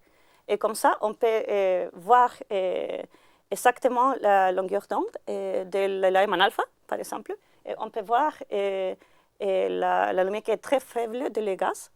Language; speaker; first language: French; non-native, learner; Spanish